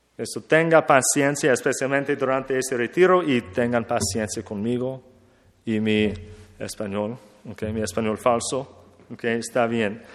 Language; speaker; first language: Spanish; non-native, learner; English